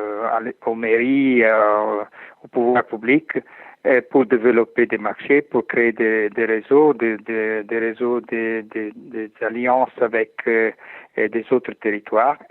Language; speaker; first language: French; non-native, fluent; Italian